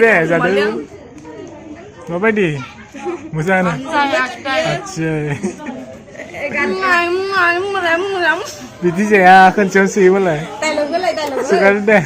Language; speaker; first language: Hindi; non-native, local second language; Bodo